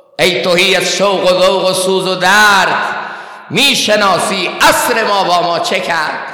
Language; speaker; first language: Persian; non-native, local second language; Baluchi